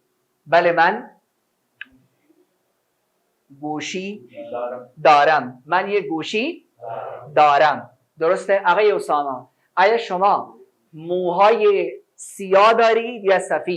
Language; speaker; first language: Persian; non-native, fluent; Urdu